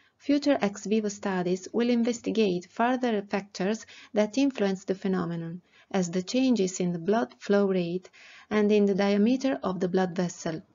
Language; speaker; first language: English; non-native, fluent; Italian